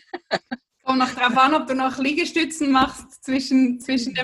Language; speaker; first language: German; native; German